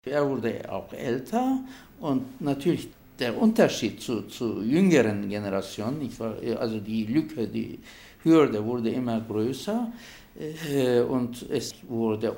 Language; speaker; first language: German; non-native, fluent; Turkish